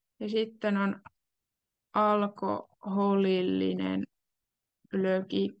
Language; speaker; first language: Finnish; native; Finnish